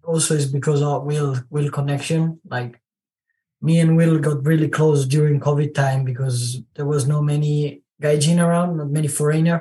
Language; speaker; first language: English; non-native, learner; Italian